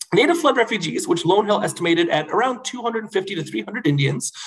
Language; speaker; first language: English; native; English